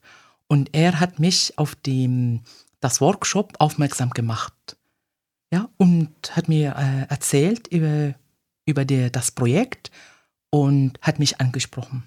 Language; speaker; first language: German; non-native, fluent; Arabic